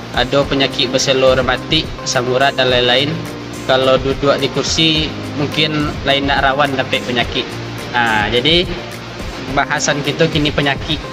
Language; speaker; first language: Malay; non-native, local second language; Minangkabau